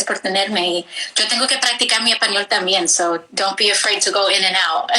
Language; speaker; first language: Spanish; early bilingual, heritage; English